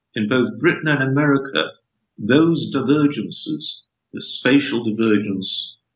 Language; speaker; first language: English; native; English